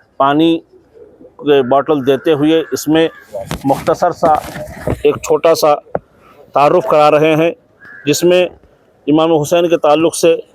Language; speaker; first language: Urdu; native; Urdu